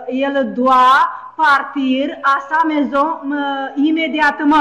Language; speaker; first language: French; non-native, fluent; Romanian